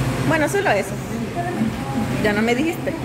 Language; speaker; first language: Spanish; native; Spanish